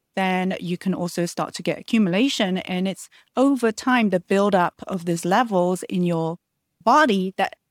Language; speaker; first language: English; early bilingual, other home language; Chinese